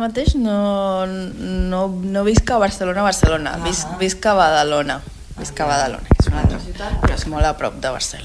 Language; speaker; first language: Catalan; non-native, fluent; Spanish